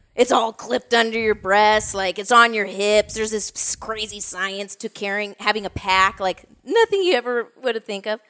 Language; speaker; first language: English; native; English